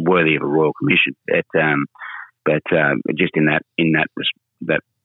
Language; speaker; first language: English; native; English